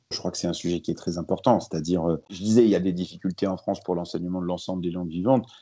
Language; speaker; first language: French; early bilingual, other home language; Arabic